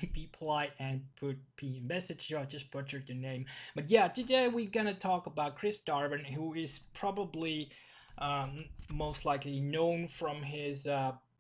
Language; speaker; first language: English; non-native, fluent; Finnish